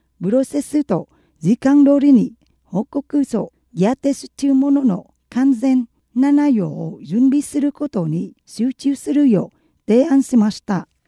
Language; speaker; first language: Japanese; non-native, fluent; Vietnamese